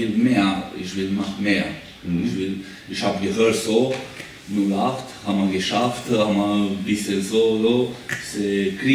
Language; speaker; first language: German; non-native, learner; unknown